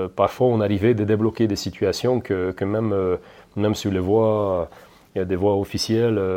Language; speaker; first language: French; non-native, fluent; Hungarian